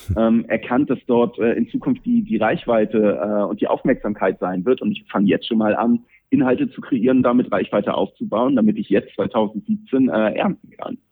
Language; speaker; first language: German; native; German